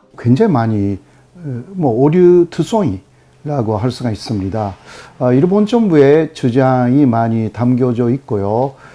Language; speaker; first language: Korean; native; Korean